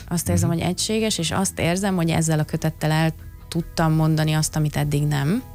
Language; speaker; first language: Hungarian; native; Hungarian